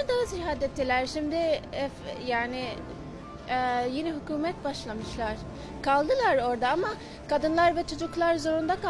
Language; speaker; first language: Turkish; non-native, learner; Arabic